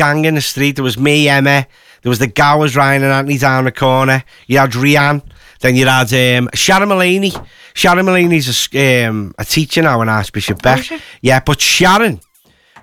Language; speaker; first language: English; native; English